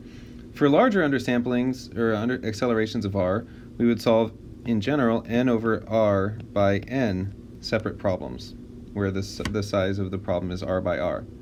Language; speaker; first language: English; native; English